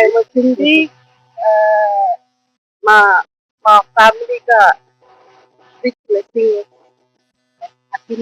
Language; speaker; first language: Telugu; non-native, learner; Tamil